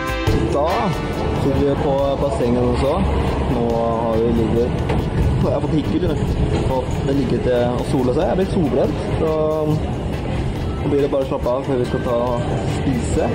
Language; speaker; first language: Norwegian; native; Norwegian